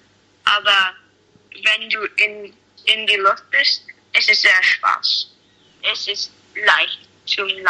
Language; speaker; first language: German; non-native, learner; English